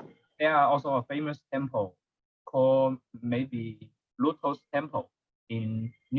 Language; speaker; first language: English; non-native, learner; Chinese